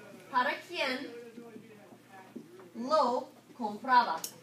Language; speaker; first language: English; native; English